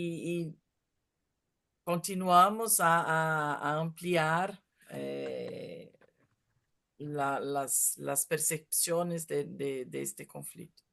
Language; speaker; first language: Spanish; non-native, fluent; Portuguese